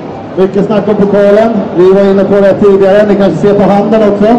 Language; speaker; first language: Swedish; native; Swedish